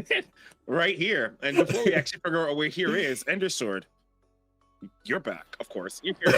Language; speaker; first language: English; native; English